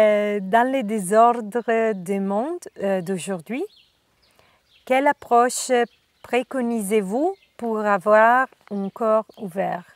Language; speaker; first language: French; non-native, learner; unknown